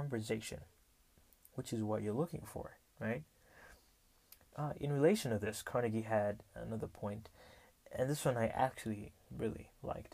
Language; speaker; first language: English; non-native, local second language; Kinyarwanda